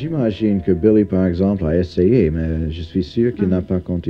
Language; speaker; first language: French; non-native, fluent; English